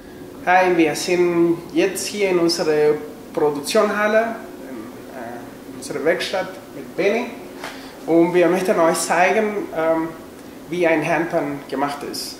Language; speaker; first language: German; non-native, fluent; Spanish